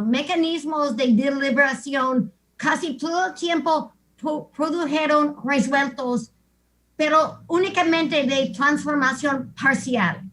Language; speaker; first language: Spanish; non-native, fluent; English